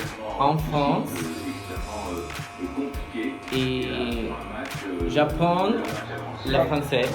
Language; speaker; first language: French; non-native, learner; Portuguese